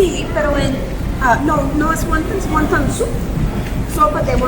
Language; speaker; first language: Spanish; non-native, learner; English